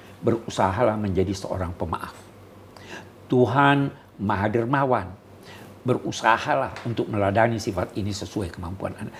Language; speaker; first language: Indonesian; native; Indonesian